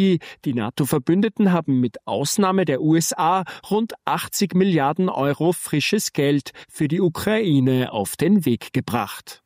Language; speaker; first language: German; native; German